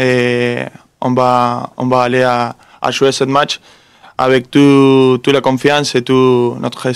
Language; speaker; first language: French; non-native, fluent; Spanish